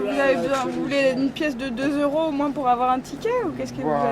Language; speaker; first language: French; native; French